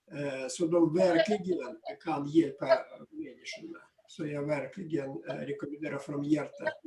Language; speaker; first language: Swedish; non-native, fluent; Russian